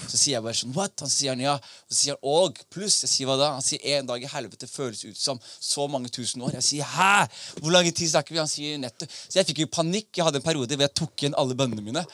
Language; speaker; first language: Norwegian; early bilingual, other home language; Somali